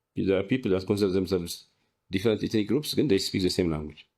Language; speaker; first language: English; non-native, local second language; Amharic